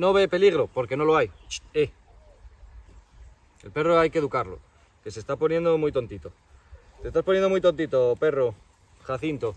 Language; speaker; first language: Spanish; native; Spanish